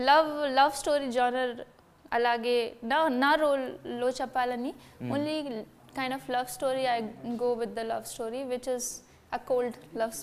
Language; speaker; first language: Telugu; non-native, fluent; Hindi